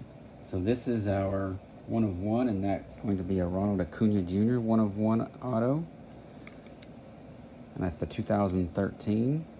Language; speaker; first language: English; native; English